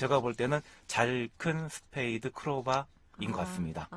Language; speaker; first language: Korean; native; Korean